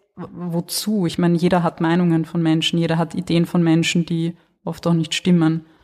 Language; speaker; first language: German; early bilingual, other home language; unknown